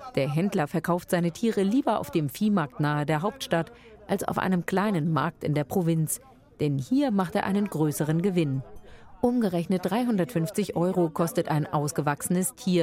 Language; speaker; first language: German; native; German